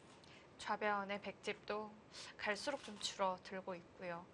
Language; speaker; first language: Korean; native; Korean